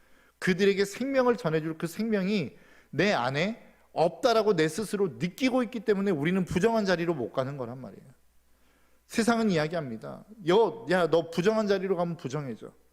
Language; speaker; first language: Korean; native; Korean